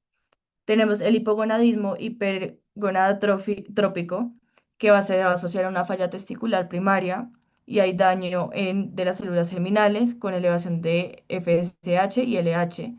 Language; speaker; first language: Spanish; native; Spanish